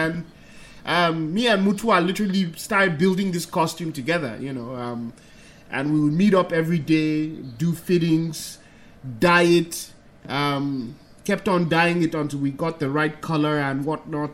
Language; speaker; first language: English; non-native, local second language; Hausa